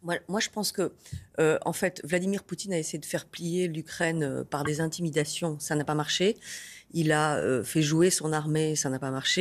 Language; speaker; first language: French; native; French